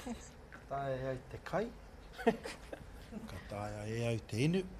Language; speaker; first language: Māori; non-native, learner; English